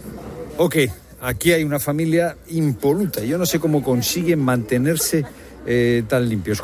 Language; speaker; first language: Spanish; native; Spanish